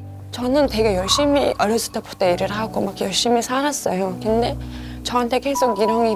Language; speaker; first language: Korean; non-native, fluent; Mongolian